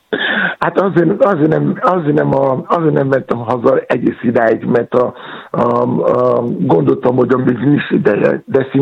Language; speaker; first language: Hungarian; non-native, learner; Yoruba